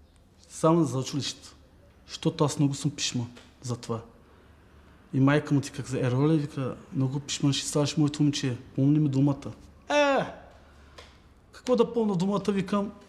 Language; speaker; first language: Bulgarian; non-native, local second language; Turkish